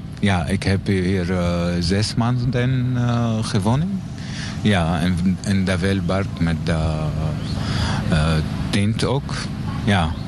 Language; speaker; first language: Dutch; non-native, learner; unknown